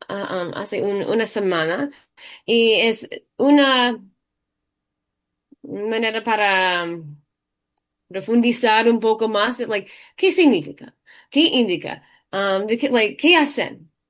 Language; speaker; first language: Spanish; early bilingual, heritage; Spanish